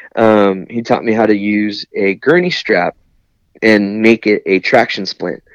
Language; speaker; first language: English; native; English